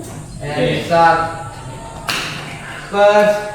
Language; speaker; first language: English; non-native, learner; Indonesian